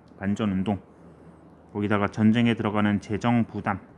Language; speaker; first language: Korean; native; Korean